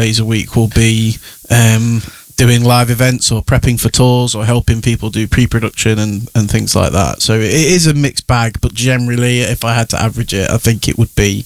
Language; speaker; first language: English; native; English